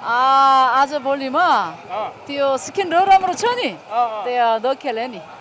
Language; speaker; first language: Nepali; non-native, learner; Korean